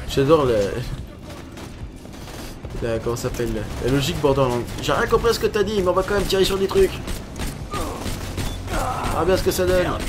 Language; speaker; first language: French; native; French